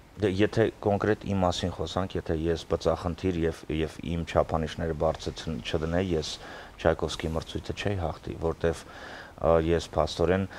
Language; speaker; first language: Armenian; early bilingual, heritage; Armenian